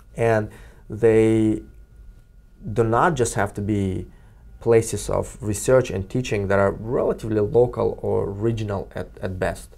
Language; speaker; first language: English; non-native, fluent; Russian